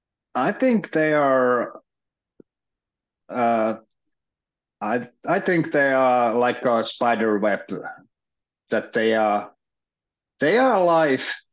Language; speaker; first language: English; non-native, learner; Finnish